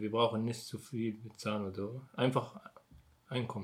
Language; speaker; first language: German; non-native, learner; Arabic